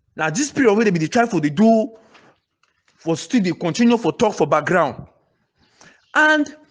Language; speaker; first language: Nigerian Pidgin; native; Nigerian Pidgin